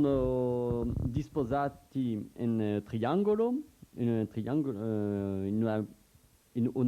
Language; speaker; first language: Italian; non-native, learner; French